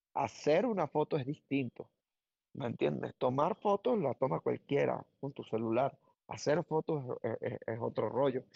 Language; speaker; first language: Spanish; native; Spanish